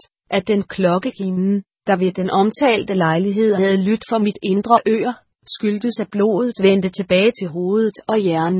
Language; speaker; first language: Danish; native; Danish